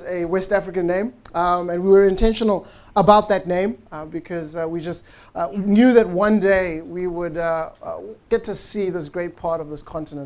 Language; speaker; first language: English; non-native, local second language; Tswana